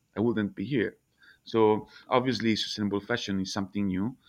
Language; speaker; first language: English; non-native, fluent; Italian